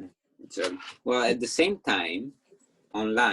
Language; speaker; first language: English; non-native, fluent; Italian